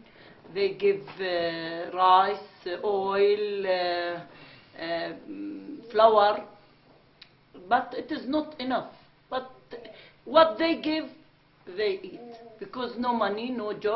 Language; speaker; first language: English; non-native, learner; Arabic